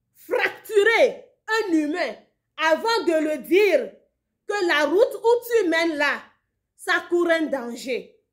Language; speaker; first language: French; non-native, local second language; Ewe